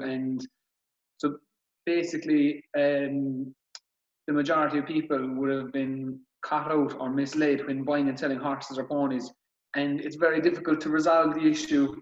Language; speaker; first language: English; native; English